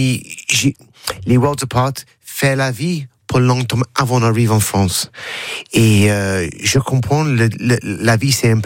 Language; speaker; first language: French; non-native, learner; English